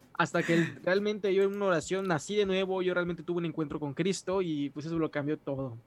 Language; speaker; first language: Spanish; native; Spanish